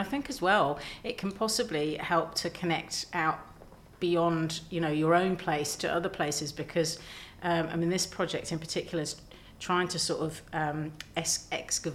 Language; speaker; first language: English; native; English